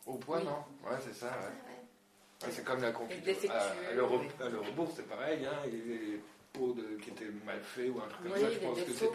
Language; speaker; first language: French; native; French